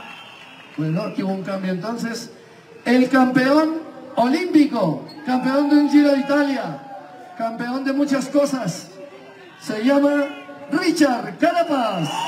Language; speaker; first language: Spanish; native; Spanish